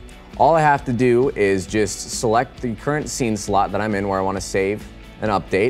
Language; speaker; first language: English; native; English